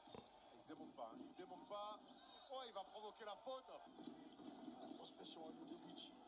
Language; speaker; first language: French; native; French